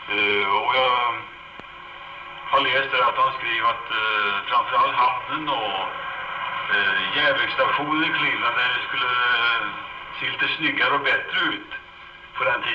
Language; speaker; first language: Swedish; native; Swedish